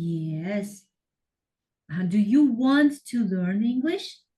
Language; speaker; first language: English; non-native, fluent; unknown